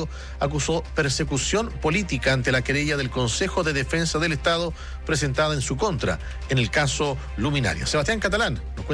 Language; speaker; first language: Spanish; native; Spanish